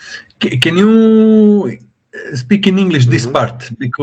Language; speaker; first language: English; non-native, learner; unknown